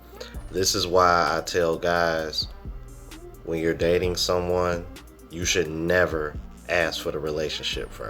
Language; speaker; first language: English; native; English